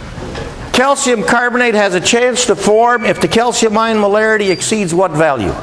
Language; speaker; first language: English; native; English